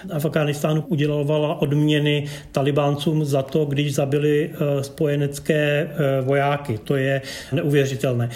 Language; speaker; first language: Czech; native; Czech